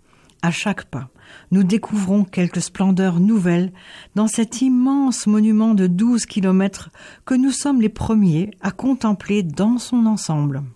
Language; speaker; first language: French; native; French